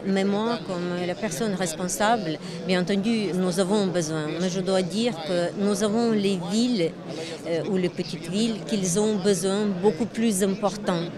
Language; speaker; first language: French; non-native, fluent; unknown